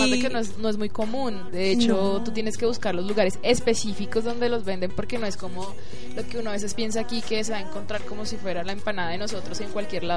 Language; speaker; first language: Spanish; native; Spanish